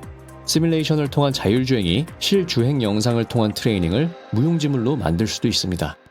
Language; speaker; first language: Korean; native; Korean